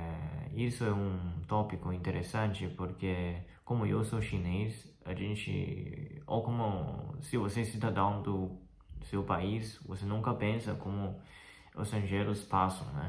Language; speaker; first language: Portuguese; non-native, fluent; Chinese